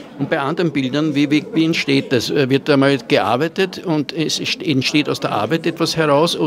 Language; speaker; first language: German; native; German